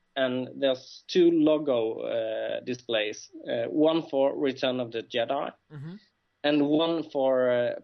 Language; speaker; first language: English; non-native, fluent; Swedish